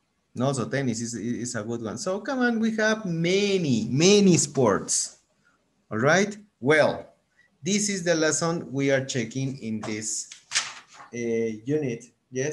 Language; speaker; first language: English; non-native, fluent; Spanish